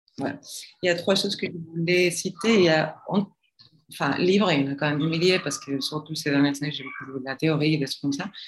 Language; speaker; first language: French; non-native, fluent; Spanish